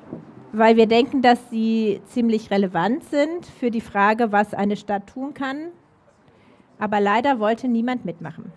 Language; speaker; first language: German; native; German